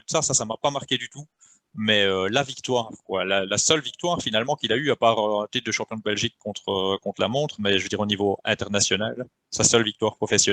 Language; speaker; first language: French; native; French